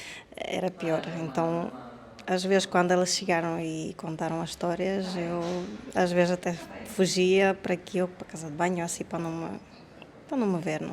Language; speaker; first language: Portuguese; non-native, fluent; Ukrainian